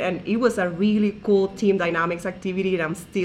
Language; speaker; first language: English; non-native, fluent; Spanish